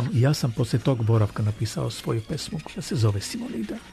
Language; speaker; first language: Serbian; non-native, fluent; Armenian